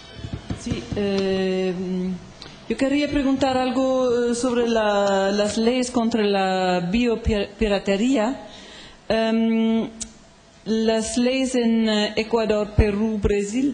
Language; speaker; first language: Spanish; non-native, fluent; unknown